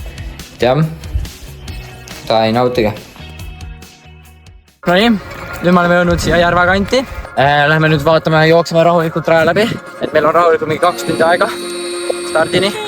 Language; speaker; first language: Estonian; native; Estonian